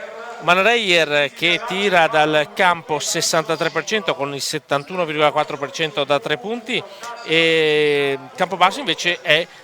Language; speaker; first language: Italian; native; Italian